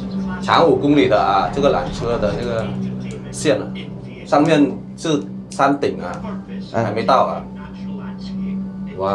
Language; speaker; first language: Chinese; non-native, learner; Vietnamese